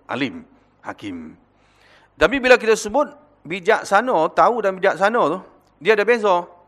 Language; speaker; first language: Malay; native; Malay